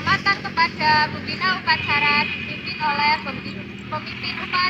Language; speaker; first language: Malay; non-native, local second language; Javanese